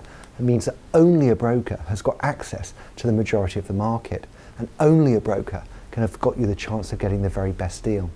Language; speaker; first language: English; native; English